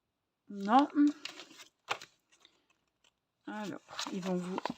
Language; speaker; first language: French; native; French